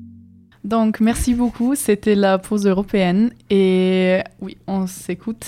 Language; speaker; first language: French; non-native, fluent; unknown